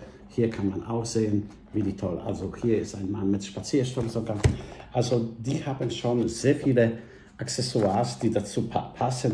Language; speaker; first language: German; non-native, fluent; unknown